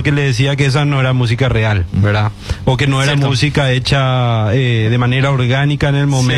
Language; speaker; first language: Spanish; native; Spanish